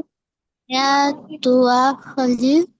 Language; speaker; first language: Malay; non-native, learner; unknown